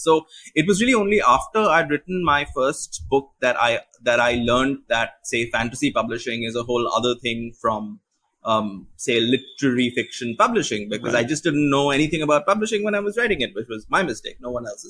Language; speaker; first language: English; non-native, local second language; Bangla